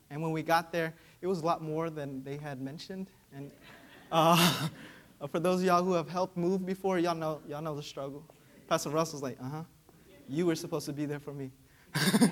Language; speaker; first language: English; early bilingual, other home language; Vietnamese